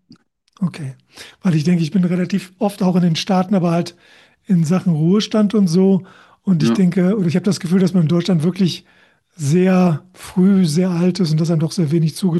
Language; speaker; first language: German; native; German